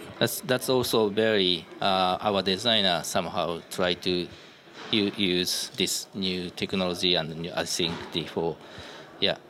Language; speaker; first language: English; non-native, learner; Japanese